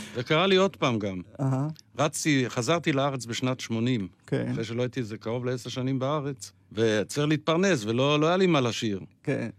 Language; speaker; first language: Hebrew; non-native, local second language; Yiddish